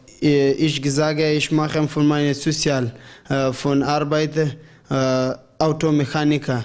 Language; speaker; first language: German; non-native, learner; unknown